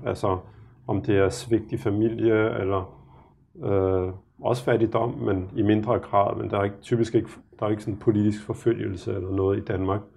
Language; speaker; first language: Danish; early bilingual, other home language; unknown